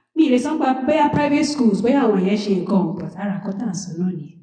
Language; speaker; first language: English; non-native, local second language; Yoruba